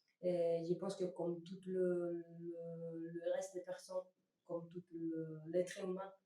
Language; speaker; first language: French; non-native, learner; Spanish